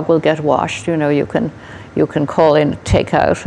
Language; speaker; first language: English; native; English